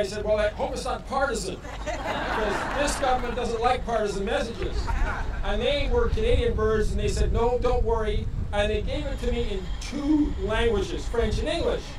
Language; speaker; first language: English; native; English